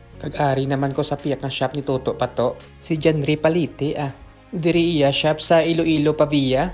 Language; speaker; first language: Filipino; non-native, local second language; Hiligaynon